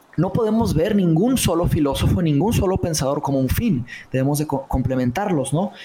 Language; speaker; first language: Spanish; early bilingual, other home language; Portuguese